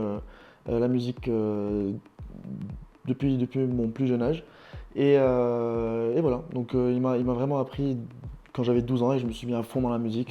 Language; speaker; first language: French; non-native, local second language; Arabic